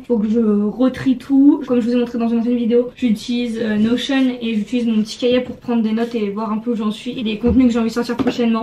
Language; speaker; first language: French; native; French